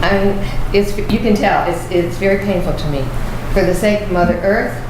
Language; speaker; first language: English; native; English